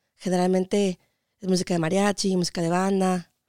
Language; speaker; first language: Spanish; native; Spanish